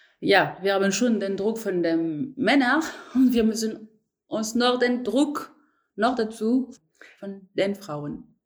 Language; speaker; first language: German; non-native, fluent; French